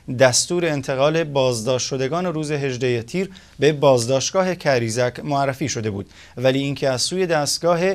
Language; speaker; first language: Persian; non-native, local second language; Central Kurdish